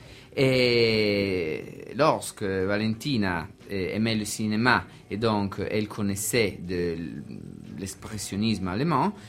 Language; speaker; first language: French; non-native, learner; Italian